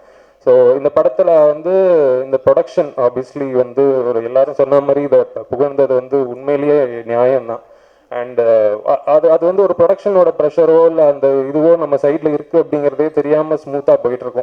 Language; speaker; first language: Tamil; native; Tamil